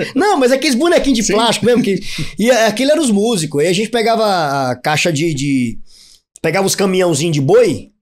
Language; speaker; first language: Portuguese; native; Portuguese